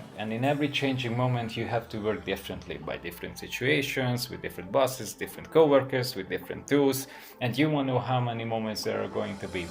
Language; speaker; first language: English; non-native, fluent; Hungarian